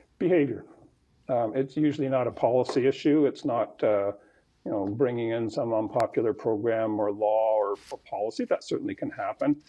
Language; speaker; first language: English; native; English